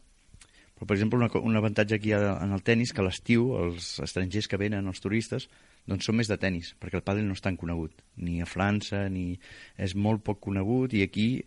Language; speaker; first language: Catalan; native; Catalan